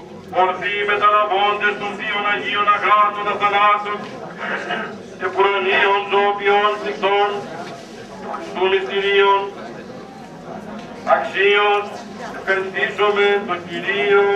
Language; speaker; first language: Greek; native; Greek